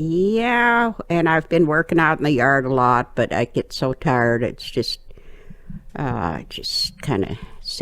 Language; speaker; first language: English; native; English